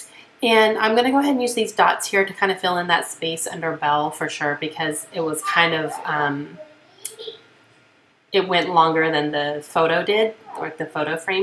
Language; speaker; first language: English; native; English